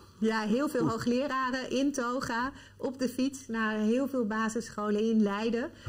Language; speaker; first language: Dutch; native; Dutch